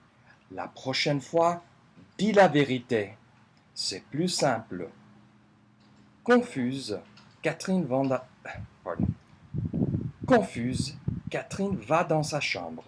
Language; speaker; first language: French; non-native, fluent; English